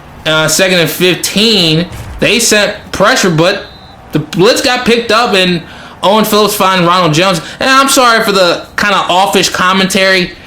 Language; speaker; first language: English; native; English